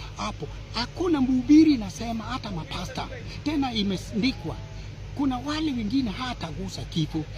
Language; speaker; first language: Swahili; non-native, local second language; Gusii